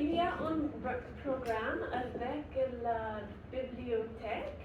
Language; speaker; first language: French; non-native, learner; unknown